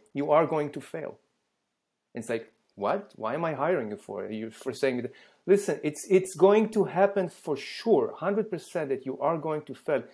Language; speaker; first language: English; non-native, fluent; Hebrew